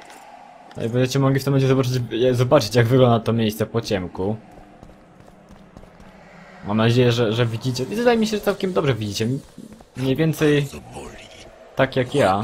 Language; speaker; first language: Polish; native; Polish